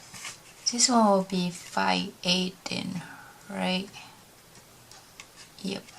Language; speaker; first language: English; non-native, learner; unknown